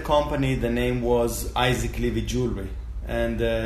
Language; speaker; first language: English; non-native, fluent; Spanish